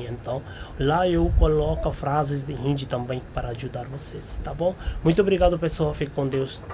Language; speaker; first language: Portuguese; non-native, learner; Hindi